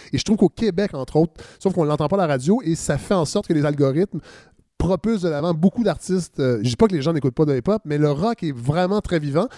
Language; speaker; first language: French; native; French